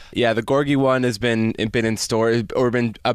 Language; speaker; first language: English; native; English